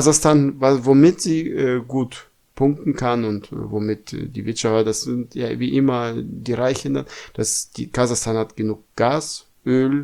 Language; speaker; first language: German; non-native, fluent; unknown